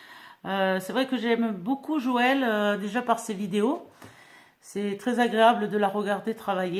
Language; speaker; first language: French; native; French